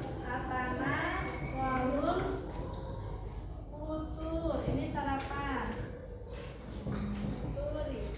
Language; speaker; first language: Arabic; non-native, fluent; Indonesian